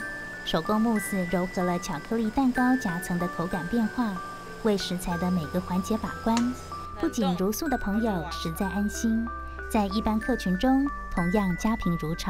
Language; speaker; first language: Chinese; native; Chinese